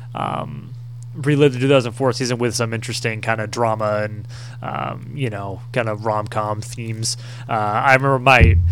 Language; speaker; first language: English; native; English